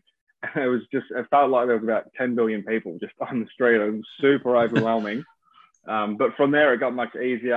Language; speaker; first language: English; native; English